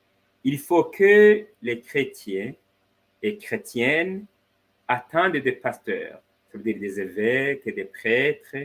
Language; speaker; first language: French; non-native, fluent; Spanish